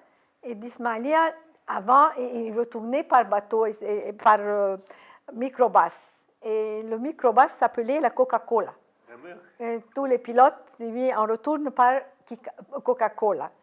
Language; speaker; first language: French; non-native, fluent; Arabic